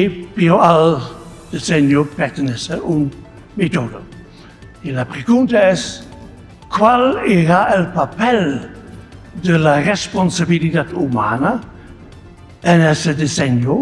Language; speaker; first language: Spanish; non-native, fluent; Dutch